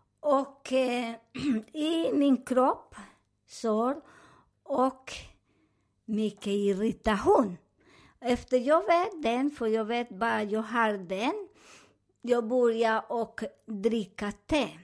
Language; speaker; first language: Swedish; non-native, fluent; Spanish